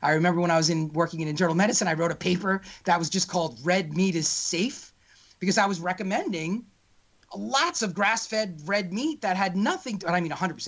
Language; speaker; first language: English; native; English